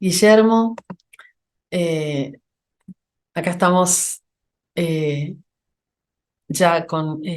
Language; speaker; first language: Spanish; native; Spanish